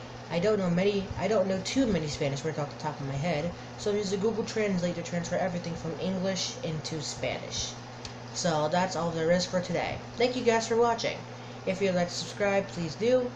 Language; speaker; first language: English; native; English